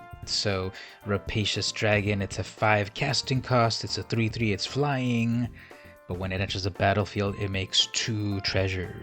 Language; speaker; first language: English; native; English